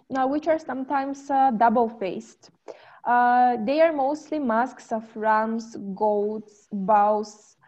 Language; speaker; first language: English; non-native, fluent; Bulgarian